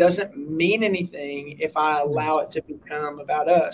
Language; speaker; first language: English; native; English